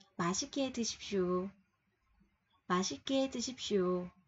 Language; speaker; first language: Korean; non-native, fluent; Vietnamese